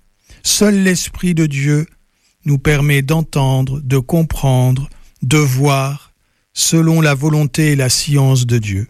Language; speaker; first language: French; native; French